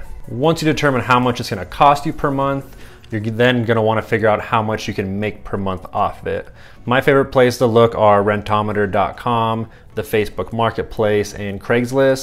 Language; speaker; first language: English; native; English